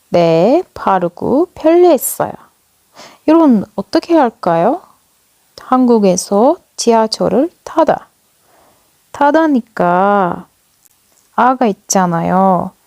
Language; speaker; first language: Korean; non-native, fluent; Turkish